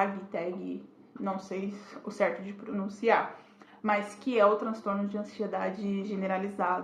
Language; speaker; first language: Portuguese; native; Portuguese